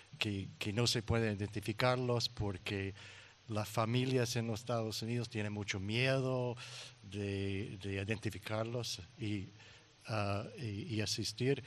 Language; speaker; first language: Spanish; non-native, learner; English